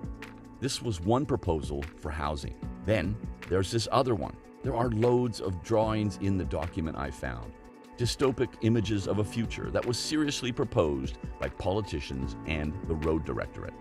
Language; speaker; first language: English; native; English